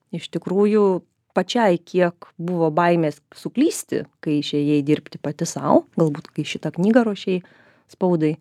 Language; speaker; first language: Lithuanian; native; Lithuanian